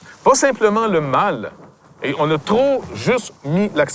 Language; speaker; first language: French; native; French